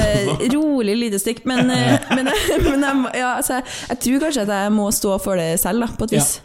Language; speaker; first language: Norwegian; native; Norwegian